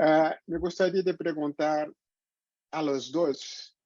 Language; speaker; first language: Spanish; non-native, fluent; Portuguese